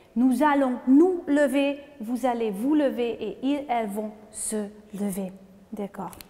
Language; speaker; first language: French; non-native, fluent; Hungarian